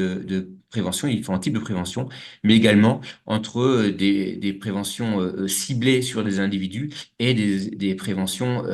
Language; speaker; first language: French; native; French